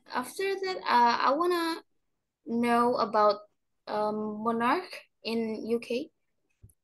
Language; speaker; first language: English; non-native, learner; Indonesian